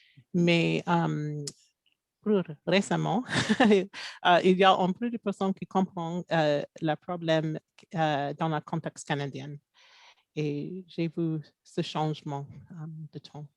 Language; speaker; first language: French; non-native, local second language; English